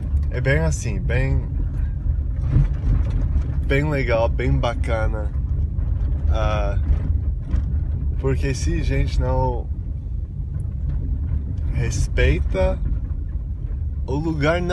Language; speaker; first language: Portuguese; non-native, fluent; English